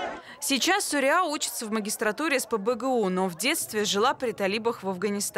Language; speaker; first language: Russian; native; Russian